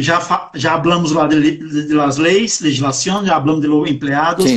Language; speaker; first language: Portuguese; non-native, learner; Spanish